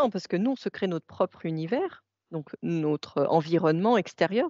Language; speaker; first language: French; native; French